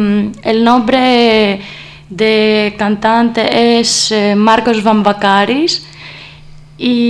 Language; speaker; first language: Spanish; non-native, learner; Greek